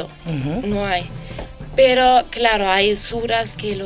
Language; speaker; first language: Spanish; non-native, fluent; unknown